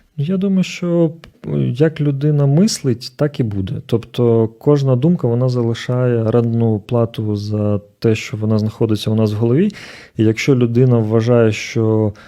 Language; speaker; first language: Ukrainian; native; Ukrainian